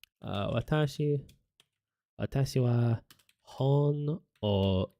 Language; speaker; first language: Japanese; non-native, learner; English